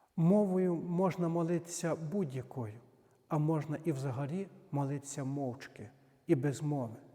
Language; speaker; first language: Ukrainian; native; Ukrainian